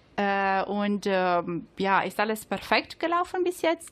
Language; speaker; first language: German; non-native, learner; Italian